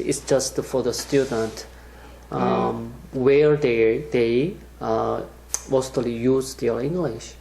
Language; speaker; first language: English; non-native, learner; Korean